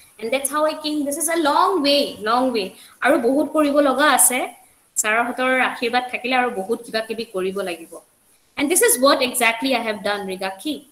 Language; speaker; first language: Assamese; non-native, local second language; Bangla